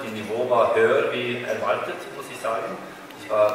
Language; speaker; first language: German; non-native, fluent; Norwegian